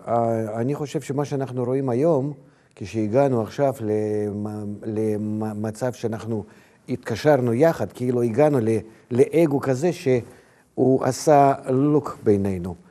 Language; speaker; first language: Hebrew; non-native, fluent; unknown